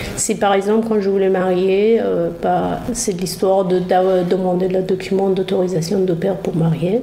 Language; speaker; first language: French; non-native, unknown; Persian